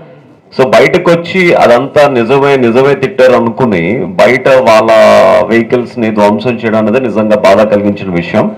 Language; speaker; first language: Telugu; native; Telugu